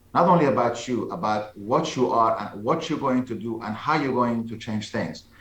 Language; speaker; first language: English; non-native, fluent; Persian